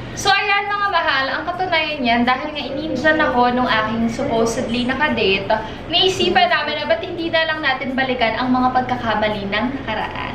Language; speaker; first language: Filipino; native; Filipino